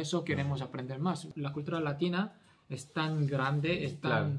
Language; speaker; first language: Spanish; non-native, fluent; Korean